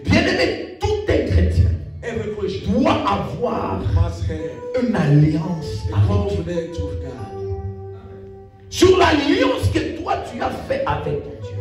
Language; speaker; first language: French; non-native, local second language; Lingala